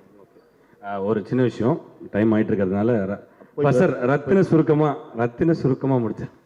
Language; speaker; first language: Tamil; native; Tamil